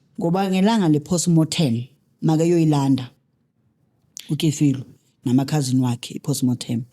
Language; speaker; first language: Zulu; native; Zulu